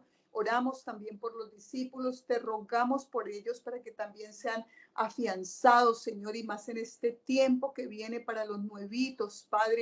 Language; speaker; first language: Spanish; native; Spanish